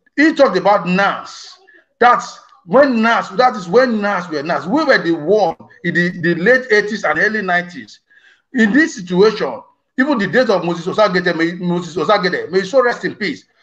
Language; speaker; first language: English; non-native, local second language; Bini